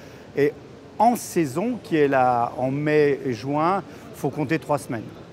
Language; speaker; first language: French; native; French